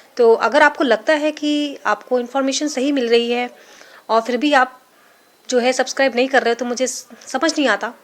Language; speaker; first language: Hindi; native; Hindi